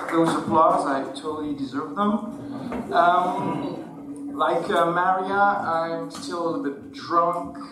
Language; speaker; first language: English; non-native, fluent; Arabic